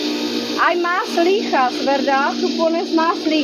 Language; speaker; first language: Spanish; non-native, learner; Czech